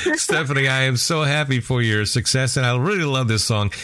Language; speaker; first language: English; native; English